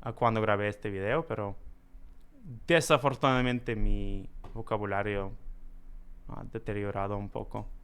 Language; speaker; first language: Spanish; non-native, learner; English